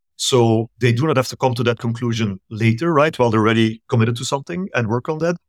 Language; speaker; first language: English; non-native, fluent; Dutch